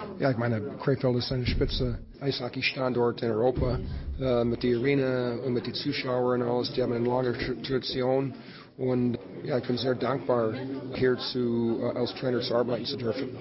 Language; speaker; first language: German; non-native, fluent; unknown